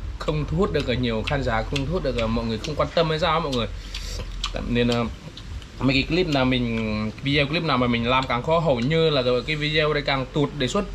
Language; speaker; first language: Vietnamese; non-native, local second language; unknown